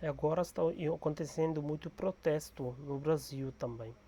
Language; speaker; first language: Portuguese; non-native, learner; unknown